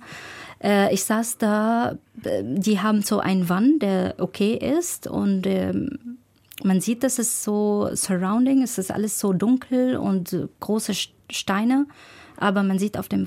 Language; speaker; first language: German; non-native, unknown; Arabic